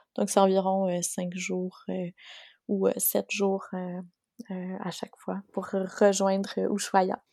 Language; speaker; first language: French; native; French